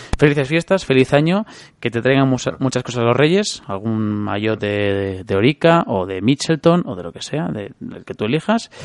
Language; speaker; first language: Spanish; native; Spanish